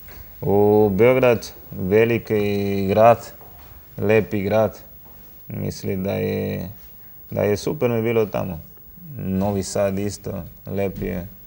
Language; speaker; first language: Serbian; non-native, learner; Spanish